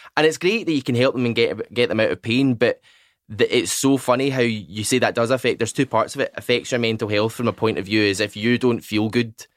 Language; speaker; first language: English; native; English